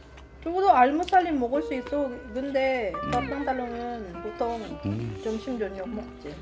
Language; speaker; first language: Korean; non-native, learner; Filipino